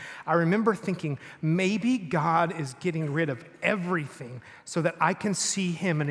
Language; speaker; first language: English; native; English